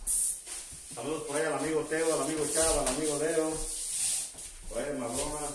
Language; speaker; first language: Spanish; native; Spanish